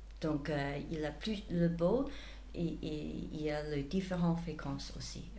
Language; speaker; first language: French; non-native, fluent; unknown